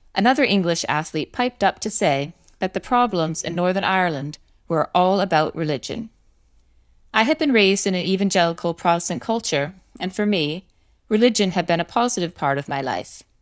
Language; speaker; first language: English; native; English